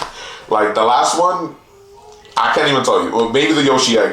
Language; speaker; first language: English; native; English